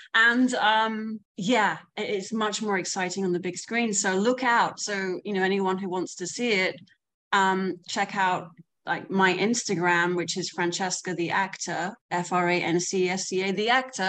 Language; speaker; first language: English; native; English